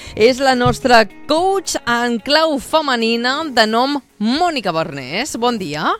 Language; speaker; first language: Catalan; native; Catalan